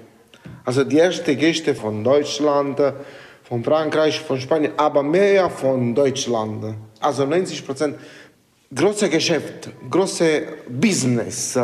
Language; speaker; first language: German; non-native, learner; Italian